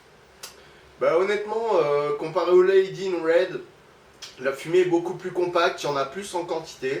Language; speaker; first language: French; native; French